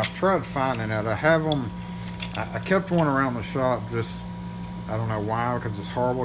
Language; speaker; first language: English; native; English